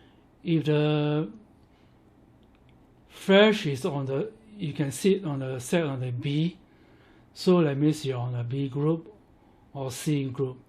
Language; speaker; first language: English; non-native, learner; Chinese